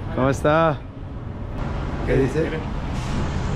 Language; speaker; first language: Spanish; non-native, learner; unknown